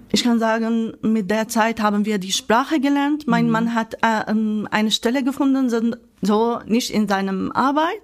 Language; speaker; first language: German; non-native, fluent; Arabic